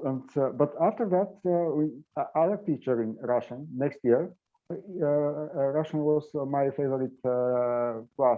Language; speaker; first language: English; non-native, learner; Bulgarian